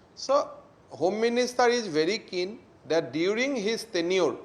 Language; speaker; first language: English; non-native, local second language; Assamese